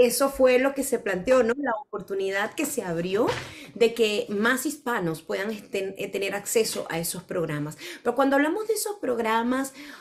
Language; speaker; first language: Spanish; native; Spanish